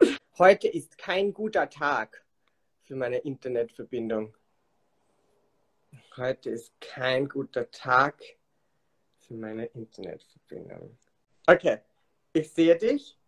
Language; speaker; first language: German; native; German